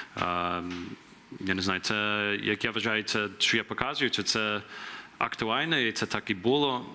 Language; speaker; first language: Ukrainian; early bilingual, heritage; Ukrainian